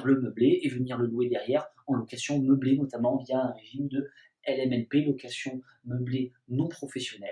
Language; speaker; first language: French; native; French